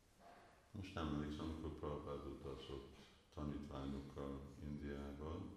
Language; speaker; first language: Hungarian; early bilingual, heritage; Hungarian